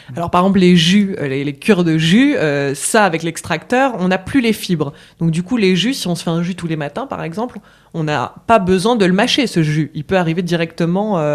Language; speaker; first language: French; native; French